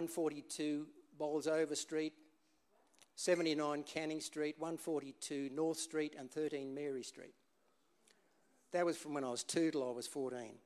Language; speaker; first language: English; native; English